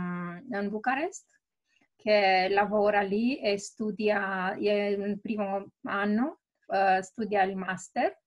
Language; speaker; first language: Italian; non-native, fluent; Romanian